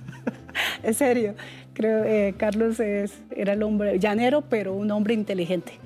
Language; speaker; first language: Spanish; native; Spanish